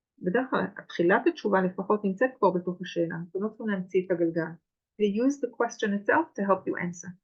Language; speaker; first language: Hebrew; native; Hebrew